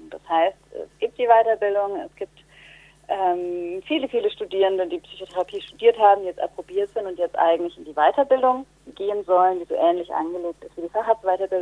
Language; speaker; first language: German; native; German